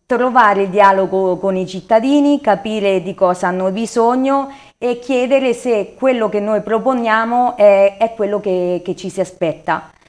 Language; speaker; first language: Italian; native; Italian